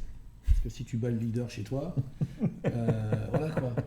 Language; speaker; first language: French; native; French